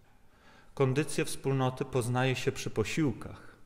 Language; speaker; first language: Polish; native; Polish